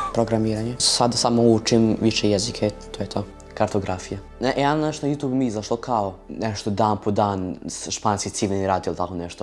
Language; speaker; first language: Serbian; early bilingual, heritage; Serbian